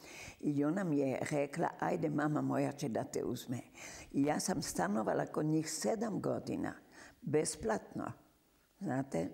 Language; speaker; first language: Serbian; early bilingual, heritage; Serbian